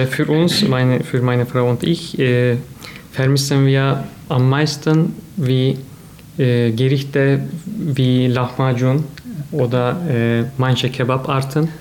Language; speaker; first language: German; non-native, learner; Turkish